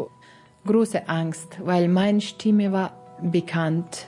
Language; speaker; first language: German; non-native, learner; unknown